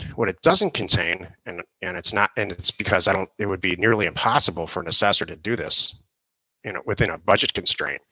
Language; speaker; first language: English; native; English